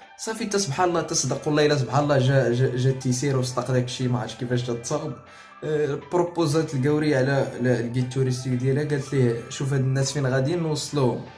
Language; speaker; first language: Arabic; native; Arabic